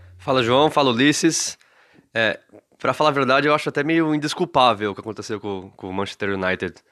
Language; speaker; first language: Portuguese; native; Portuguese